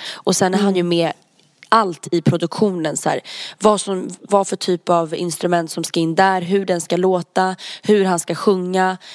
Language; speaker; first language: Swedish; native; Swedish